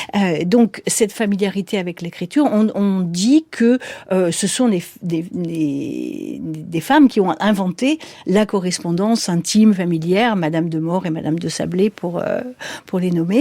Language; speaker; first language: French; native; French